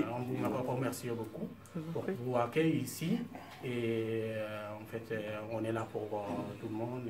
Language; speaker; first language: French; non-native, fluent; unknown